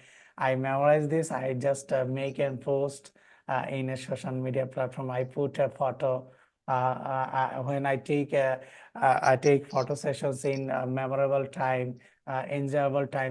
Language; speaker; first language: English; non-native, learner; Bangla